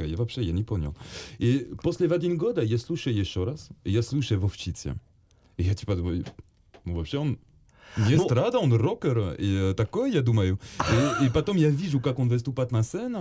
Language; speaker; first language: Russian; non-native, learner; French